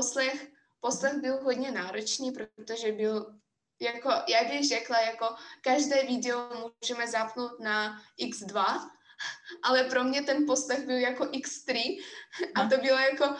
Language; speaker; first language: Czech; non-native, fluent; Russian